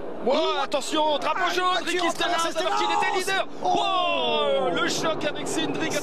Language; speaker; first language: French; native; French